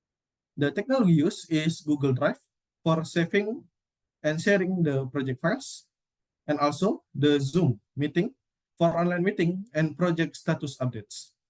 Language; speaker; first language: English; non-native, learner; Indonesian